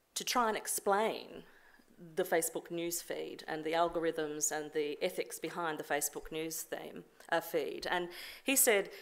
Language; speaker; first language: English; native; English